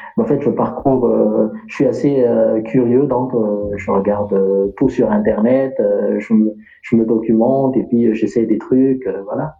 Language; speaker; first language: French; non-native, local second language; Malagasy